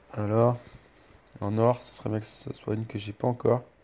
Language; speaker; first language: French; native; French